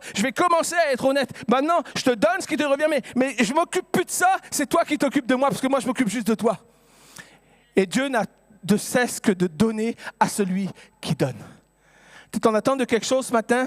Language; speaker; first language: French; native; French